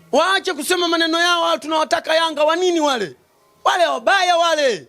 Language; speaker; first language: Swahili; native; Swahili